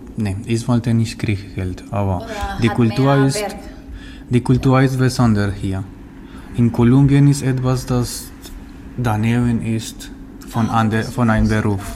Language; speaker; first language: German; non-native, learner; Spanish